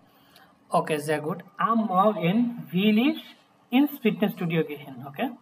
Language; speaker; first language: German; non-native, fluent; Bangla